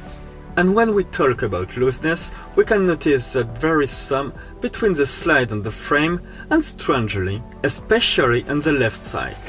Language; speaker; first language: English; non-native, fluent; French